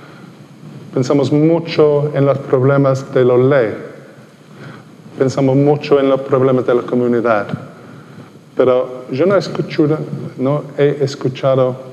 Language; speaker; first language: Spanish; non-native, fluent; English